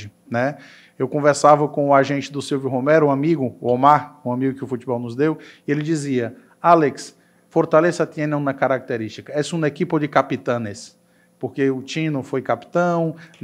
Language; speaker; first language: Portuguese; native; Portuguese